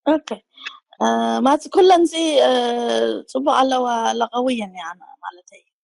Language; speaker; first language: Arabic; non-native, learner; Tigrinya